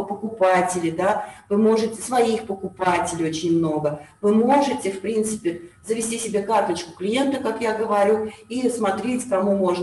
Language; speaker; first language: Russian; native; Russian